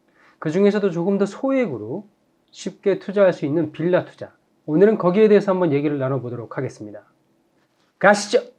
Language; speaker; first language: Korean; native; Korean